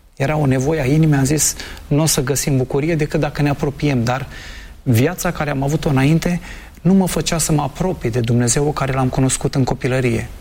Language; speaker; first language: Romanian; native; Romanian